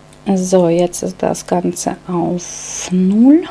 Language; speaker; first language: German; non-native, fluent; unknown